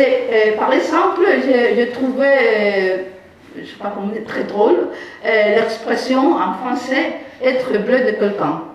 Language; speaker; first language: French; non-native, fluent; Spanish